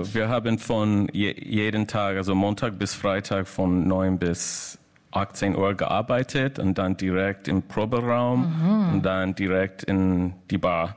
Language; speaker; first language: German; non-native, learner; English